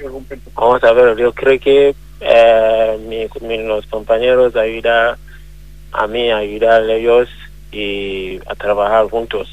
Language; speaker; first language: Spanish; non-native, learner; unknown